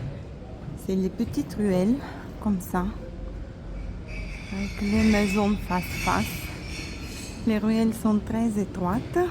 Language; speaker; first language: French; non-native, fluent; Russian